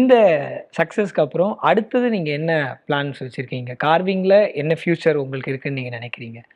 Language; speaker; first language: Tamil; native; Tamil